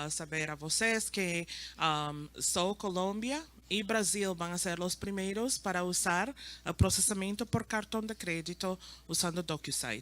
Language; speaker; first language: Portuguese; non-native, learner; Spanish